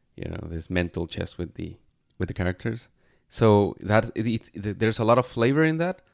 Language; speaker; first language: English; non-native, fluent; Spanish